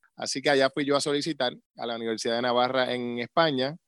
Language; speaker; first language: Spanish; native; Spanish